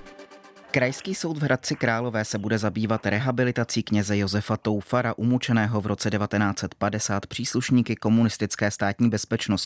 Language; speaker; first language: Czech; native; Czech